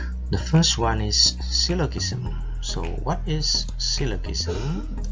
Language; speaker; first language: English; non-native, fluent; Indonesian